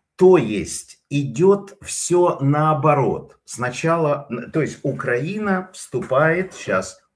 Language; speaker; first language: Russian; native; Russian